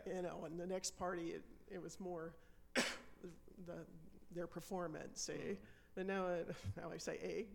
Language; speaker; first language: English; native; English